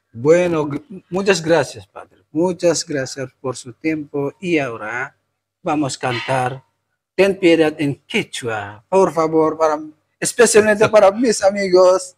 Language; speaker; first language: Spanish; non-native, learner; Indonesian